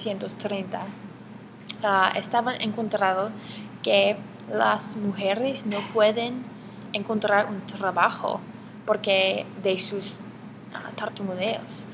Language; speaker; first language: Spanish; non-native, learner; English